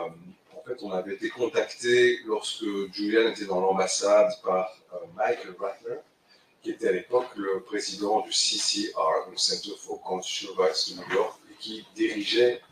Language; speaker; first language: French; native; French